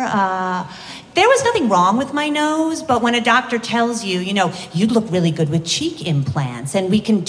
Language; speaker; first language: English; native; English